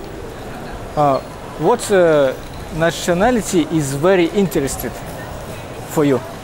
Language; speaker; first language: English; non-native, learner; Russian